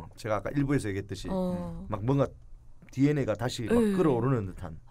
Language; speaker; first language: Korean; native; Korean